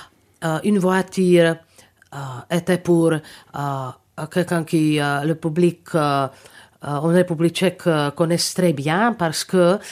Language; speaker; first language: French; non-native, fluent; Czech